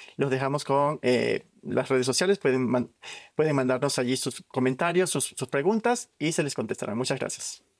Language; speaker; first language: Spanish; native; Spanish